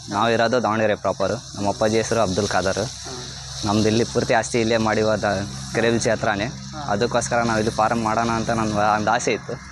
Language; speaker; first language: Kannada; non-native, local second language; Urdu